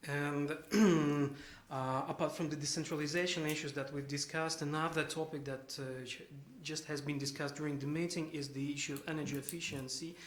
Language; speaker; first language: English; non-native, fluent; Ukrainian